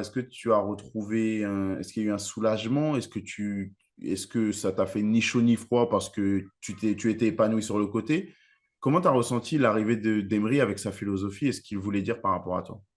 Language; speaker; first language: French; native; French